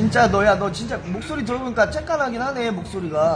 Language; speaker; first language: Korean; native; Korean